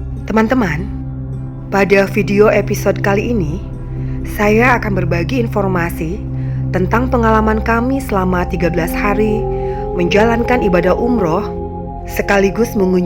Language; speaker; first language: Indonesian; native; Indonesian